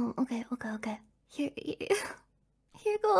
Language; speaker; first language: English; native; English